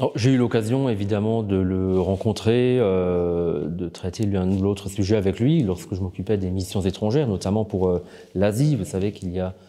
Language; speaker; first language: French; native; French